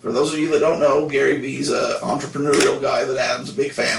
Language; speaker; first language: English; native; English